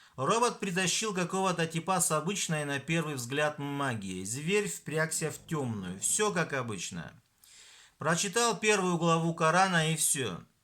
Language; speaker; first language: Russian; non-native, local second language; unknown